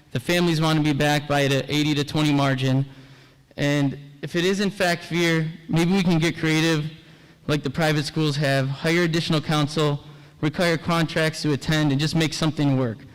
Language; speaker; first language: English; native; English